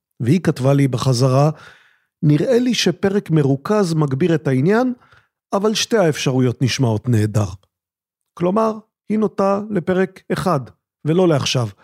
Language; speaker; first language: Hebrew; native; Hebrew